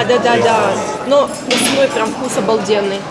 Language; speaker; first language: Russian; native; Russian